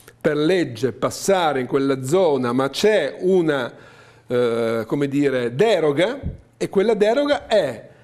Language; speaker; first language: Italian; native; Italian